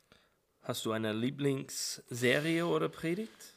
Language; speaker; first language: German; non-native, fluent; English